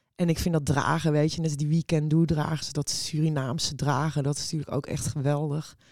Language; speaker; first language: Dutch; native; Dutch